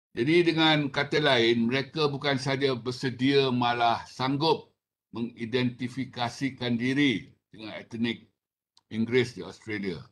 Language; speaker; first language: Malay; non-native, local second language; Chinese